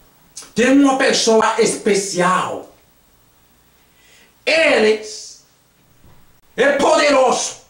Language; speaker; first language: Portuguese; non-native, learner; Haitian Creole